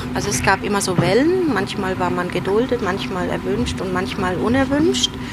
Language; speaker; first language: German; early bilingual, other home language; Turoyo